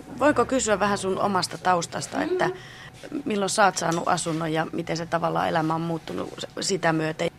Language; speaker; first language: Finnish; native; Finnish